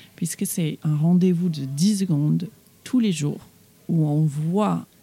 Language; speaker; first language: French; non-native, fluent; English